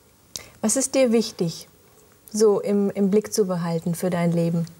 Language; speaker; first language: German; native; German